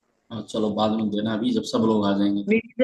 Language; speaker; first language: Hindi; native; Hindi